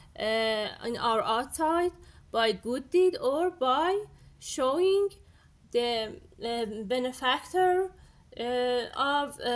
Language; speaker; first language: English; non-native, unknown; Persian